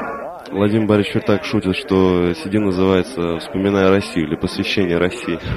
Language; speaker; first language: Russian; native; Russian